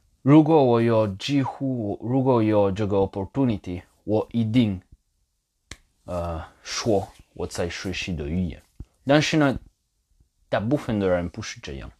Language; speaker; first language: Chinese; non-native, fluent; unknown